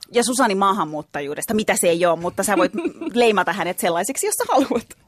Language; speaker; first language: Finnish; early bilingual, other home language; Turkish